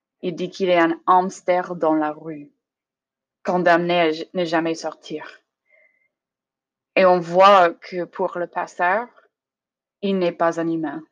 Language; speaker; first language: French; non-native, learner; English